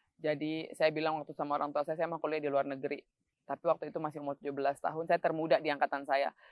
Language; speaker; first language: Indonesian; native; Indonesian